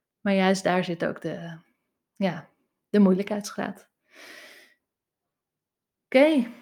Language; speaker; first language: Dutch; native; Dutch